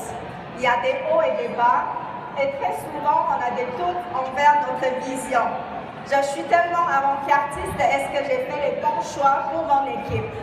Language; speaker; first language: French; non-native, fluent; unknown